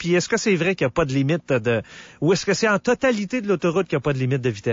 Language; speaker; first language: French; native; French